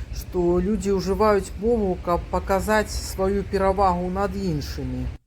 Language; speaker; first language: Belarusian; native; Belarusian